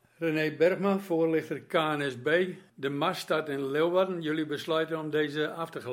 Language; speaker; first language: Dutch; native; Dutch